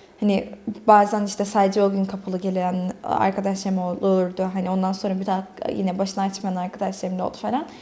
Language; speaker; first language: Turkish; early bilingual, other home language; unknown